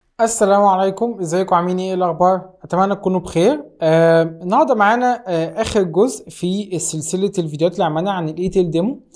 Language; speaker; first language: Arabic; native; Arabic